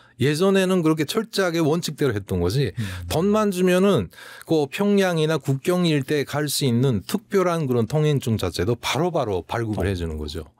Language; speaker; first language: Korean; native; Korean